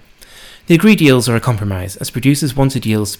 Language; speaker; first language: English; native; English